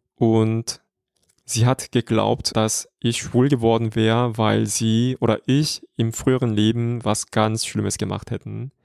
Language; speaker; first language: German; non-native, fluent; Korean